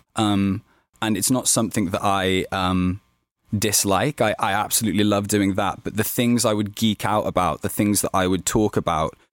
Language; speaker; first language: English; native; English